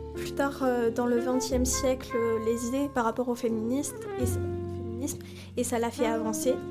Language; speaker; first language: French; native; French